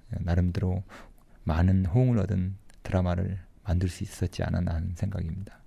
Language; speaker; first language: Korean; native; Korean